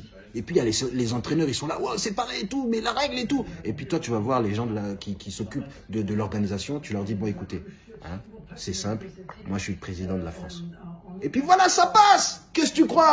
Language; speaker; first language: French; native; French